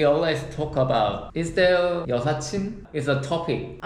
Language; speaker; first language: English; non-native, learner; Korean